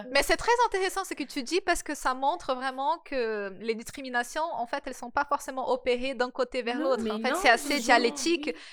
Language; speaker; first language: French; non-native, fluent; Portuguese